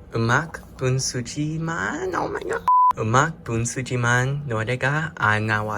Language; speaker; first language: Korean; non-native, learner; English